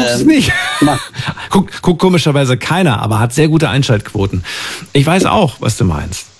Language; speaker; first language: German; native; German